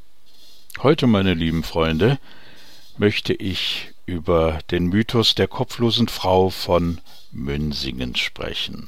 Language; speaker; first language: German; native; German